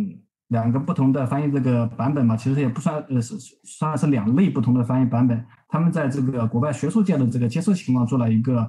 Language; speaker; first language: Chinese; native; Chinese